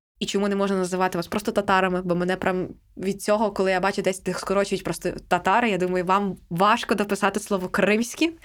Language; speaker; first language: Ukrainian; native; Ukrainian